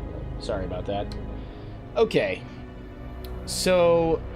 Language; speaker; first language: English; native; English